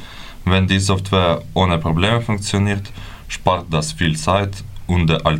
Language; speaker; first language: German; non-native, fluent; Ukrainian